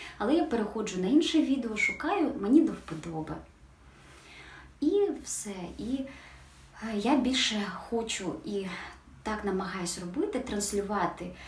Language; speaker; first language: Ukrainian; non-native, local second language; Russian